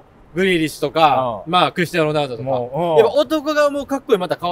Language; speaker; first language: Japanese; native; Japanese